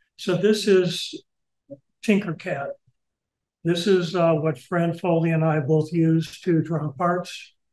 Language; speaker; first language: English; native; English